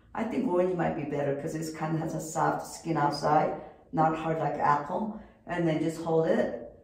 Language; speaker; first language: English; non-native, fluent; Korean